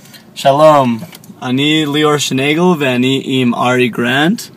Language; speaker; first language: Hebrew; non-native, learner; English